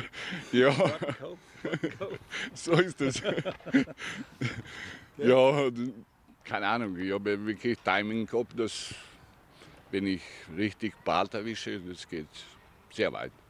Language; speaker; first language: German; non-native, learner; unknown